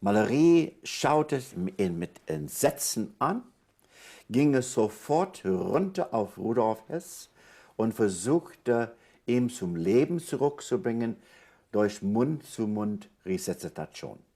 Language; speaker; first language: German; non-native, fluent; English